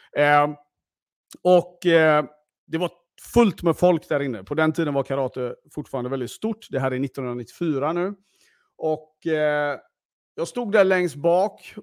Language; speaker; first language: Swedish; early bilingual, other home language; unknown